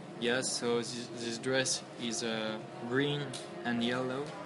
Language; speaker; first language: English; non-native, learner; French